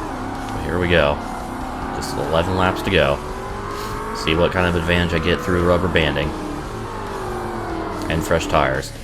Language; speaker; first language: English; native; English